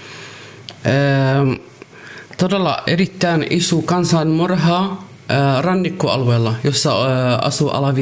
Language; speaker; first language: Finnish; non-native, learner; Arabic